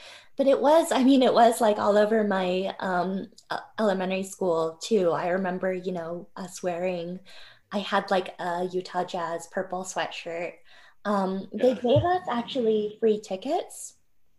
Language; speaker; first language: English; native; English